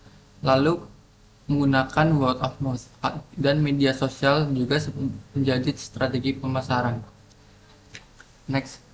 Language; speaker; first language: Indonesian; native; Indonesian